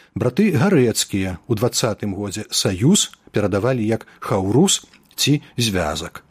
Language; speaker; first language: Belarusian; native; Belarusian